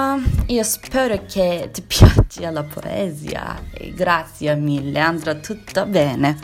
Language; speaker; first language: Italian; non-native, learner; Turkish